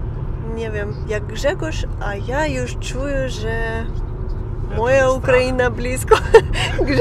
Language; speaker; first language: Polish; non-native, learner; Ukrainian